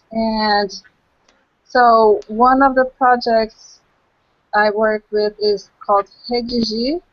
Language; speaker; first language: English; non-native, local second language; Portuguese